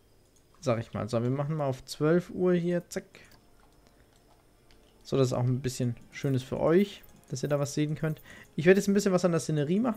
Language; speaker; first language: German; native; German